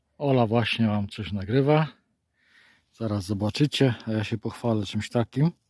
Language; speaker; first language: Polish; native; Polish